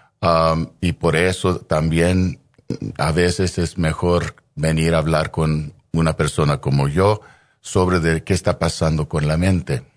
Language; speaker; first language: Spanish; early bilingual, heritage; Spanish